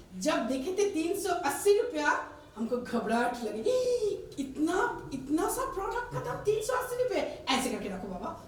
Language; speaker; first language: Hindi; non-native, local second language; Bangla